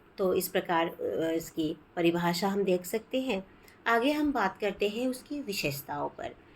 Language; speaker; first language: Hindi; non-native, local second language; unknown